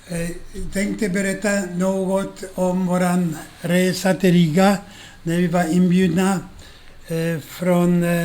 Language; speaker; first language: Swedish; non-native, fluent; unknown